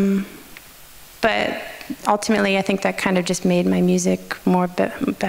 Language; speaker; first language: English; native; English